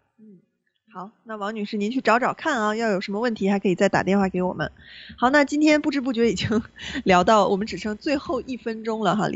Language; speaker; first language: Chinese; native; Chinese